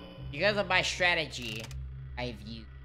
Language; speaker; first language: English; native; English